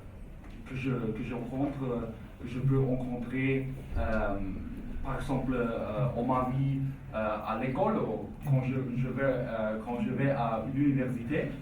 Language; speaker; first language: French; non-native, learner; German